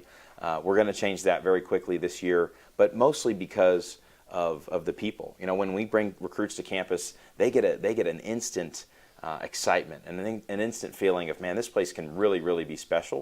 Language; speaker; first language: English; native; English